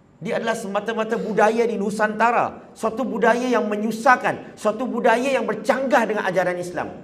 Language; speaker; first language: Malay; non-native, local second language; Chinese